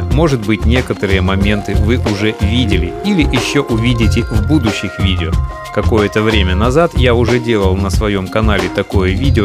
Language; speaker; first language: Russian; native; Russian